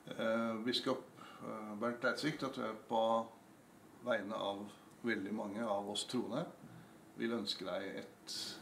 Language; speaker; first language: Norwegian; native; Norwegian